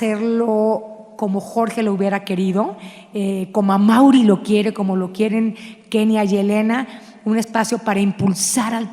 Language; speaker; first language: Spanish; native; Spanish